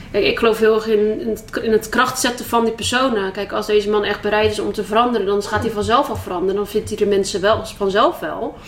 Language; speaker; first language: Dutch; early bilingual, other home language; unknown